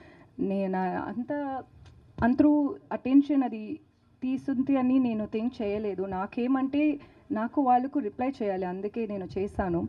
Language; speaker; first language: Telugu; non-native, learner; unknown